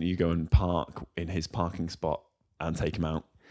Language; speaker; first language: English; native; English